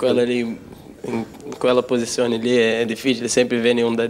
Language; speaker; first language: Italian; non-native, learner; Portuguese